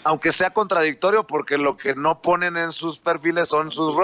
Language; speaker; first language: Spanish; native; Spanish